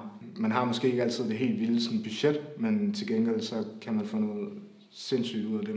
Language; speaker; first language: Danish; native; Danish